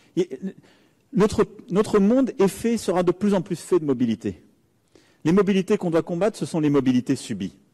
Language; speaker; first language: French; native; French